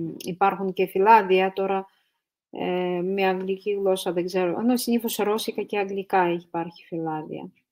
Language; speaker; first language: Greek; non-native, fluent; Russian